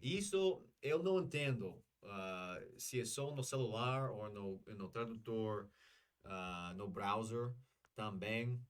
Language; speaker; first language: Portuguese; non-native, learner; English